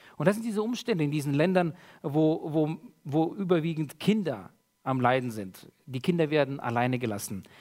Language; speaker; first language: German; early bilingual, other home language; Russian